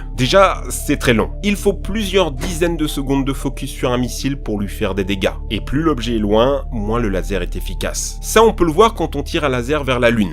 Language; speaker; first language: French; native; French